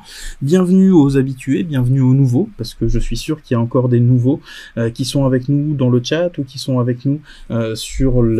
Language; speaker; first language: French; native; French